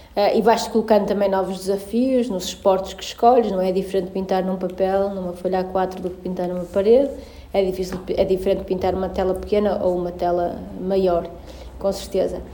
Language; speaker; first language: Portuguese; native; Portuguese